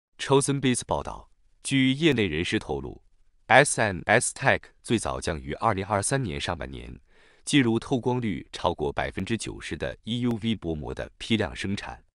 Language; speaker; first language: Chinese; native; Chinese